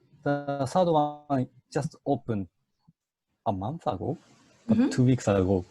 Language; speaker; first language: English; non-native, fluent; Japanese